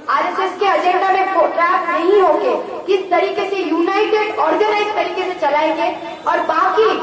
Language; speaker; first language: Hindi; non-native, local second language; Bangla